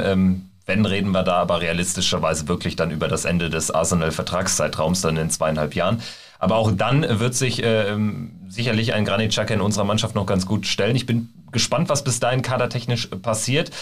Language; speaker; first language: German; native; German